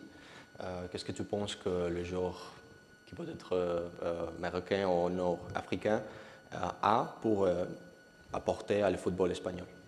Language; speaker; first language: French; non-native, learner; Spanish